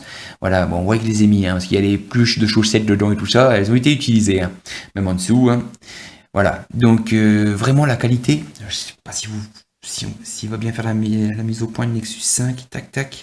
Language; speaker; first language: French; native; French